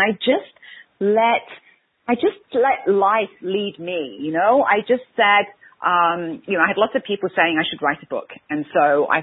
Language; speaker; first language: English; native; English